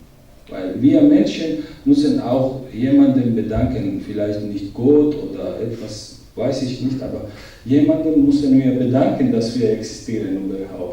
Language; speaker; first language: German; non-native, learner; Georgian